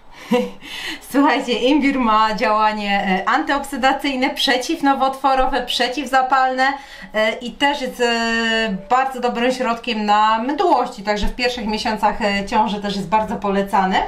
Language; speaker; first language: Polish; native; Polish